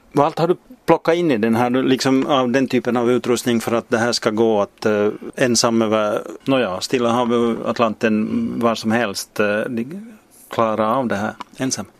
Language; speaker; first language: Swedish; native; Swedish